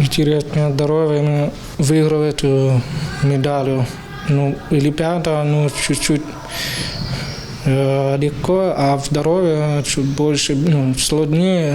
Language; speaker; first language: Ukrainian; non-native, local second language; Russian